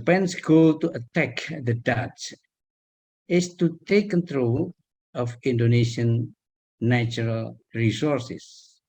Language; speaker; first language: English; non-native, learner; Indonesian